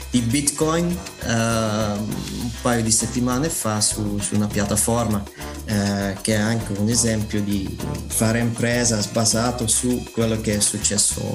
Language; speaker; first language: Italian; non-native, fluent; Dutch